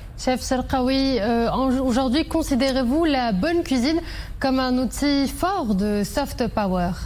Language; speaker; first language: French; non-native, local second language; Arabic